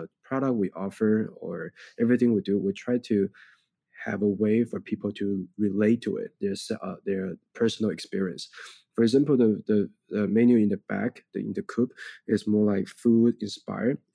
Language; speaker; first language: English; non-native, fluent; Chinese